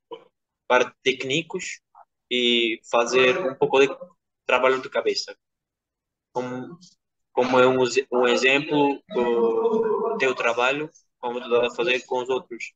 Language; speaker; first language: Portuguese; non-native, fluent; Georgian